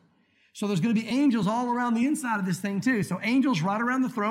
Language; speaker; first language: English; native; English